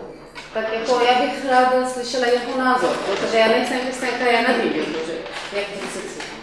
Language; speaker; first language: Czech; non-native, fluent; Arabic